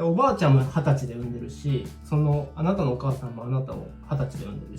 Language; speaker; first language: Japanese; native; Japanese